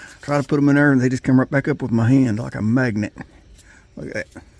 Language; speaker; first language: English; native; English